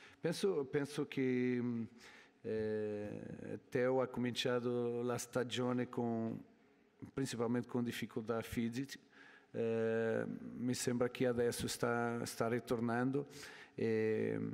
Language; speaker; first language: Italian; non-native, learner; Portuguese